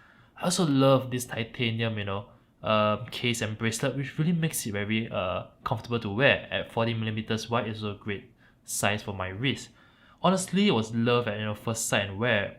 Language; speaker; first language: English; native; English